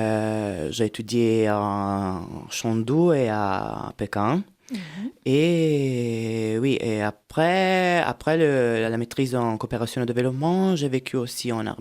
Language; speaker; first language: French; non-native, fluent; Italian